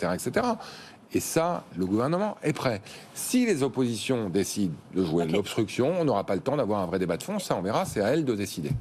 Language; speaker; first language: French; native; French